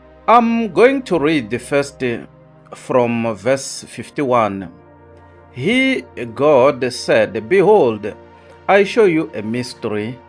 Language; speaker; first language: English; non-native, local second language; Tsonga